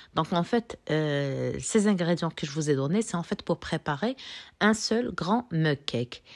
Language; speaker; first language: French; non-native, local second language; Arabic